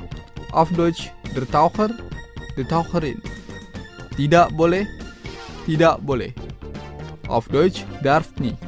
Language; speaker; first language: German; non-native, fluent; Indonesian